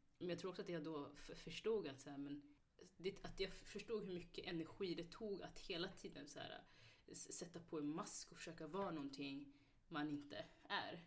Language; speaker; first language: Swedish; early bilingual, other home language; Somali